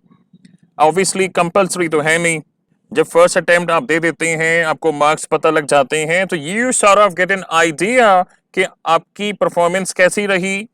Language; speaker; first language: Hindi; native; Hindi